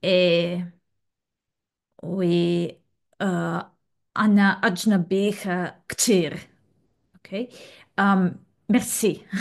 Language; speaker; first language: Arabic; non-native, learner; Serbian